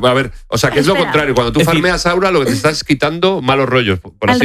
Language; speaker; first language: Spanish; native; Spanish